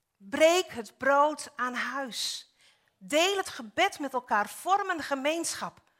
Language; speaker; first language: Dutch; native; Dutch